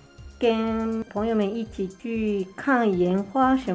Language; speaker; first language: Chinese; non-native, fluent; Japanese